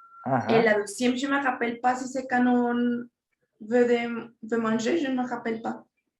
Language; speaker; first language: French; non-native, fluent; Spanish